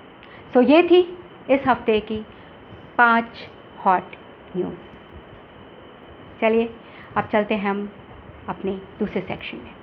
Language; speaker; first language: Hindi; native; Hindi